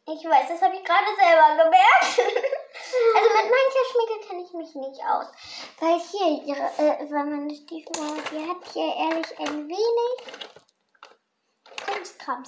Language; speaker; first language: German; early bilingual, other home language; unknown